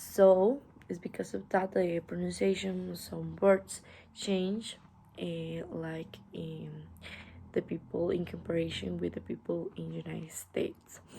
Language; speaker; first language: English; non-native, learner; Spanish